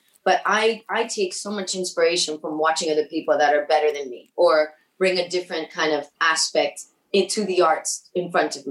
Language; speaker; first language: English; early bilingual, other home language; Spanish